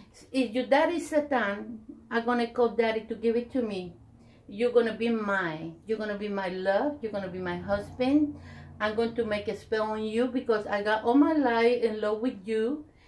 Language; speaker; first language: English; non-native, learner; Spanish